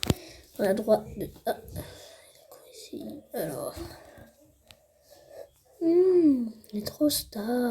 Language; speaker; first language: French; native; French